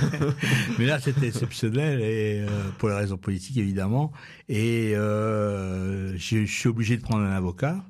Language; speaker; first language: French; native; French